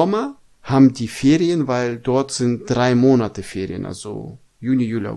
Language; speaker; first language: German; non-native, fluent; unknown